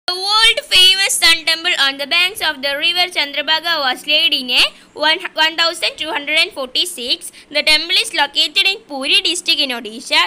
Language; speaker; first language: English; non-native, local second language; Malayalam